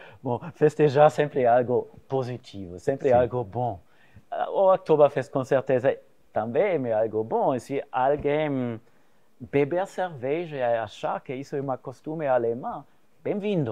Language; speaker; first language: Portuguese; non-native, fluent; German